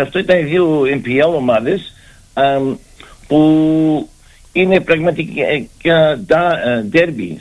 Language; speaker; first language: Greek; early bilingual, heritage; Greek